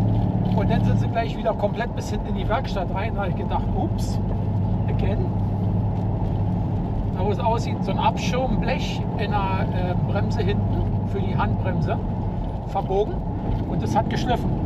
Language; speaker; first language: German; native; German